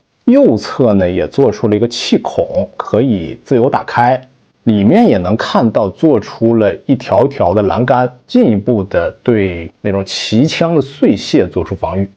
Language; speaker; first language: Chinese; native; Chinese